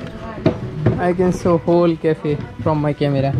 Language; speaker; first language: English; non-native, local second language; Hindi